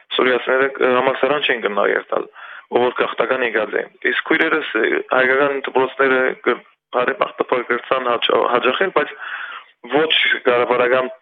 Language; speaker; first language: Armenian; early bilingual, heritage; Armenian